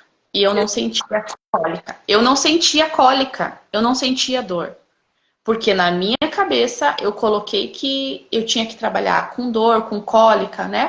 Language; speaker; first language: Portuguese; native; Portuguese